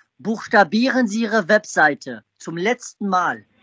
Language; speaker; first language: German; native; German